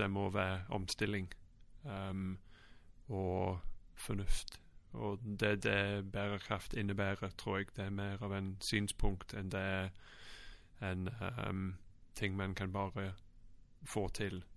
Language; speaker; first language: Norwegian; non-native, fluent; English